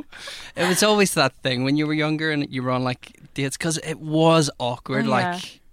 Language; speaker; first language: English; native; English